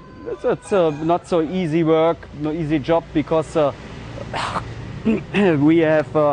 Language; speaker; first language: English; non-native, learner; German